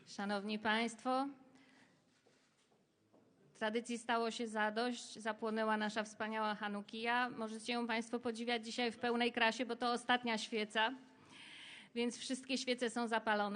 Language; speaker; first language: Polish; native; Polish